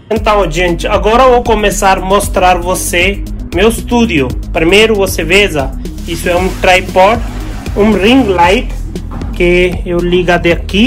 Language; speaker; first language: Portuguese; non-native, fluent; Hindi